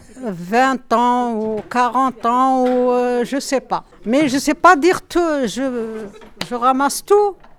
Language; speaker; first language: French; non-native, local second language; Arabic